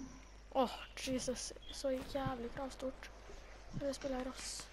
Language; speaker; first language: Norwegian; native; Norwegian